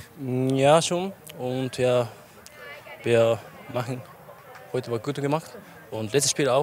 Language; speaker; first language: German; non-native, learner; Japanese